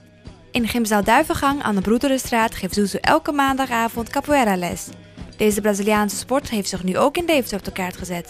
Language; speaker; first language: Dutch; native; Dutch